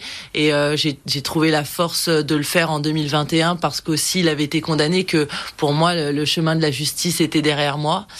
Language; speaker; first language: French; native; French